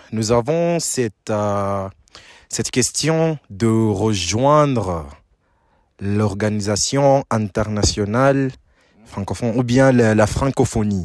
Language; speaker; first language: French; non-native, fluent; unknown